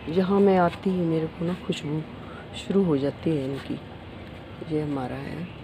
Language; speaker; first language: Hindi; non-native, local second language; Punjabi